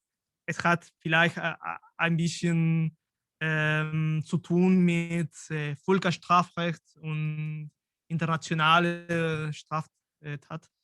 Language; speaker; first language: German; non-native, fluent; Spanish